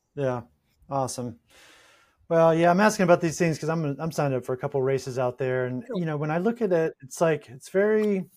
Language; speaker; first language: English; native; English